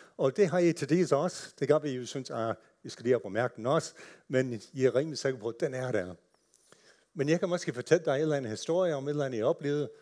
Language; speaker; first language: Danish; non-native, fluent; English